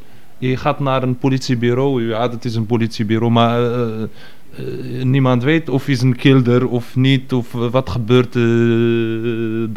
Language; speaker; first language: Dutch; non-native, fluent; Arabic